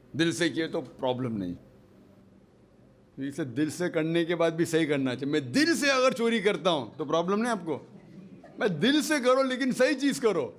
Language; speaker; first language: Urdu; non-native, fluent; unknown